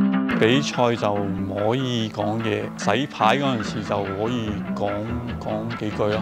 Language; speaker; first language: Cantonese; non-native, fluent; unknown